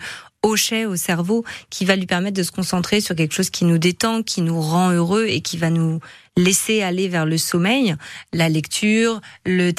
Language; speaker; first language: French; native; French